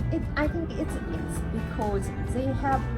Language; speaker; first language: English; non-native, learner; Japanese